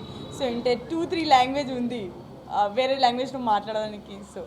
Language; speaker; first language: Telugu; non-native, learner; Gujarati